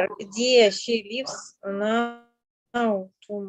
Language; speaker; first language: English; non-native, learner; Russian